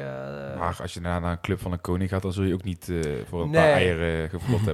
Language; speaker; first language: Dutch; native; Dutch